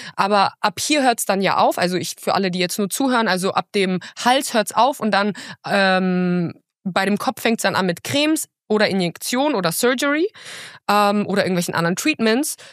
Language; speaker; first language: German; early bilingual, other home language; Russian